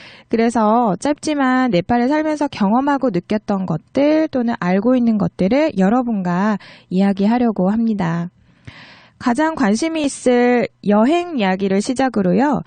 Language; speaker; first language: Korean; native; Korean